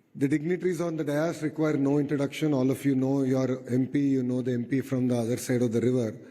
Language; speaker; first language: English; non-native, local second language; Telugu